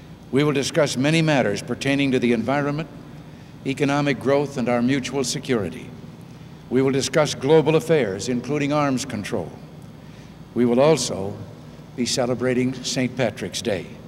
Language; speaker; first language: English; native; English